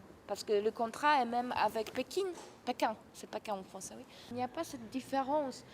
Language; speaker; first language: French; non-native, fluent; Polish